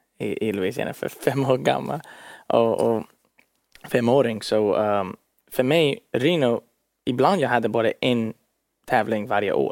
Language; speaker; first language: Swedish; early bilingual, heritage; English